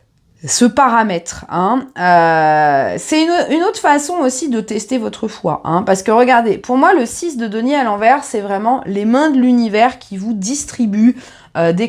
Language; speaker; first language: French; native; French